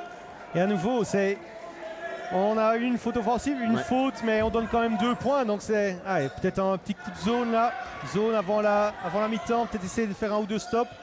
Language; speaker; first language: French; native; French